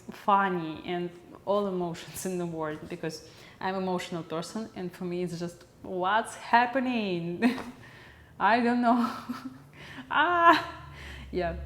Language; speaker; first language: English; non-native, learner; Russian